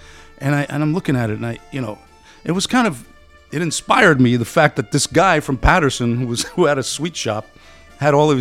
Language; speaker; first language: English; early bilingual, other home language; Italian